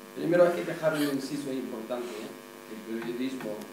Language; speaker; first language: Spanish; non-native, fluent; Arabic